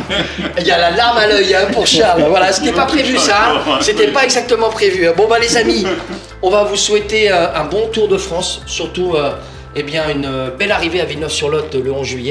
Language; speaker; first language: French; native; French